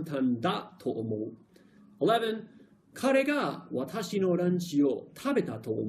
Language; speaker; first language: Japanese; non-native, fluent; English